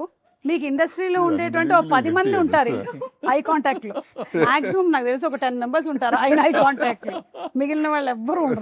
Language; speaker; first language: Telugu; native; Telugu